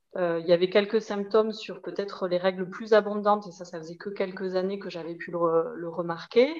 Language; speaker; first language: French; native; French